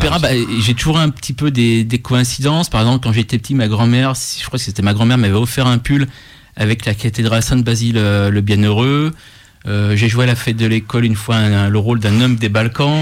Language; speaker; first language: French; native; French